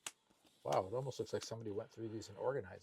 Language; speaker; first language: English; native; English